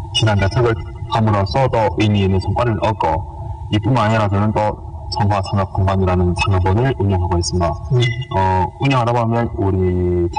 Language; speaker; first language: Korean; early bilingual, heritage; Korean